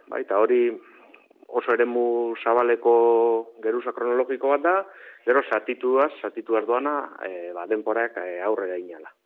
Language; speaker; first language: Basque; native; Basque